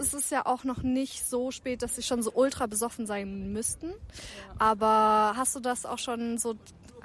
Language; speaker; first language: German; native; German